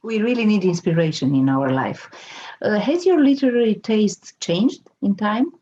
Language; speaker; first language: English; non-native, fluent; Romanian